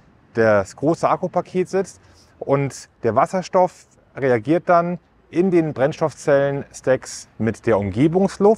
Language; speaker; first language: German; native; German